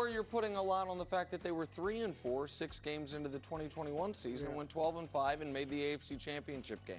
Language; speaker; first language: English; native; English